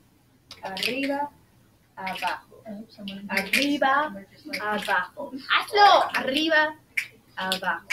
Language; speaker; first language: Spanish; non-native, fluent; English